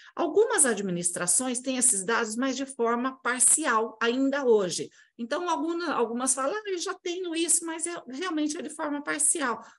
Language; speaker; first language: Portuguese; native; Portuguese